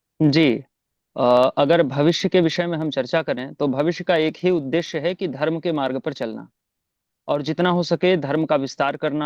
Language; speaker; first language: Hindi; native; Hindi